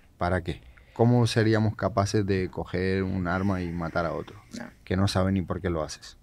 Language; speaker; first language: Spanish; non-native, fluent; Georgian